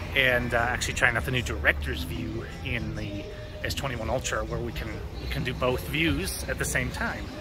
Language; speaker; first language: English; native; English